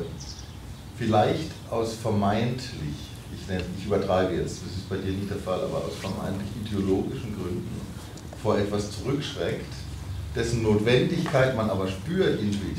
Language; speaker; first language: German; native; German